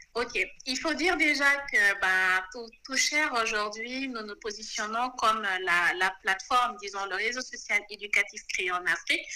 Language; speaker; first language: French; non-native, local second language; Wolof